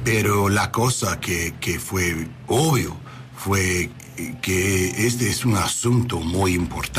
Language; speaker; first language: Spanish; non-native, learner; English